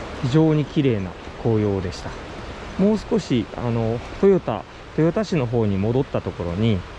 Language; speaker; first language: Japanese; native; Japanese